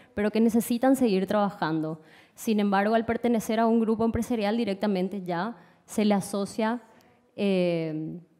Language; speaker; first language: Spanish; native; Spanish